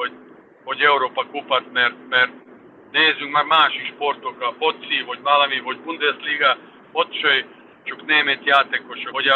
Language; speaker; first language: Hungarian; non-native, fluent; Serbian